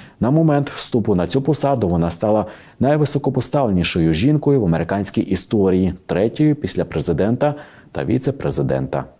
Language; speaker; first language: Ukrainian; native; Ukrainian